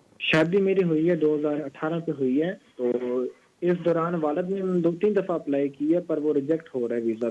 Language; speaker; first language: Urdu; non-native, local second language; Punjabi